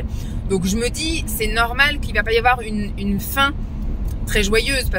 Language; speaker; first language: French; native; French